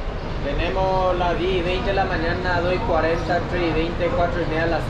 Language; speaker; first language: Spanish; native; Spanish